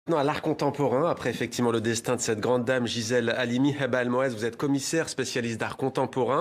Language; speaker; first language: French; native; French